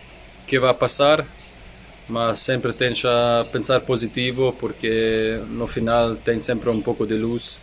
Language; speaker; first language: Portuguese; non-native, learner; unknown